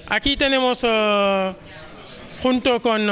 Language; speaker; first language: Spanish; non-native, fluent; Wolof